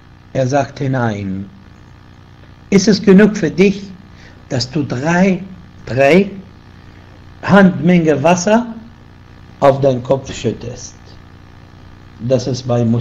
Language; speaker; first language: German; non-native, fluent; Arabic